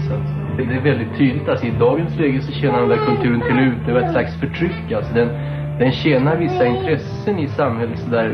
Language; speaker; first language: Swedish; native; Swedish